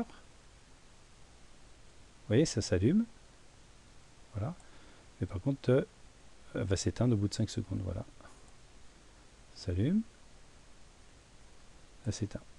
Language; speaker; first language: French; native; French